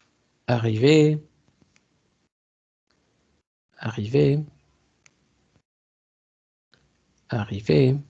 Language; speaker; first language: French; non-native, fluent; Spanish